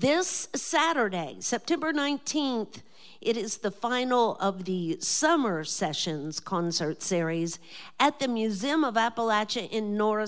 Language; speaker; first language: English; native; English